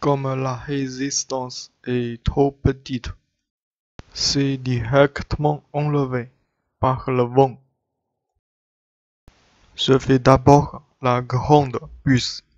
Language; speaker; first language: French; non-native, learner; Chinese